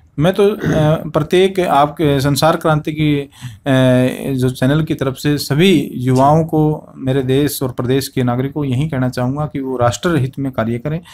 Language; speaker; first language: Hindi; native; Hindi